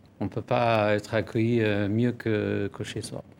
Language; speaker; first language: French; non-native, fluent; Persian